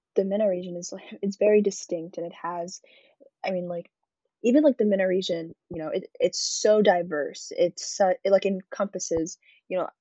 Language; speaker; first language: English; early bilingual, other home language; Arabic